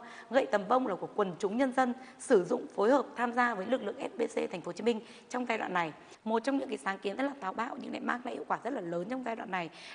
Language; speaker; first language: Vietnamese; native; Vietnamese